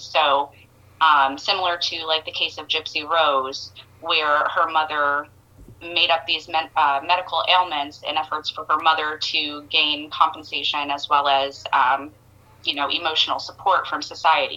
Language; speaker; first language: English; native; English